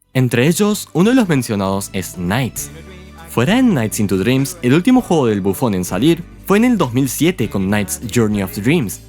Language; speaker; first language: Spanish; native; Spanish